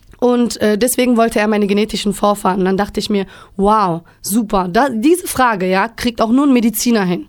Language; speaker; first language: German; early bilingual, other home language; Turkish